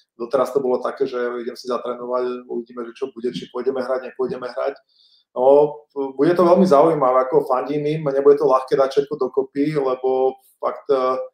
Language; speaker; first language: Czech; native; Czech